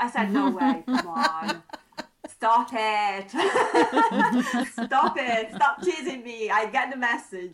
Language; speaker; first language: English; non-native, fluent; Italian